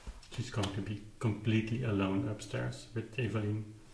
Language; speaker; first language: English; non-native, fluent; Dutch